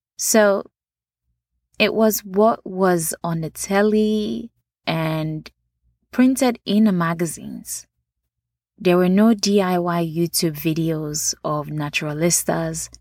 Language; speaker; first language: English; non-native, local second language; Yoruba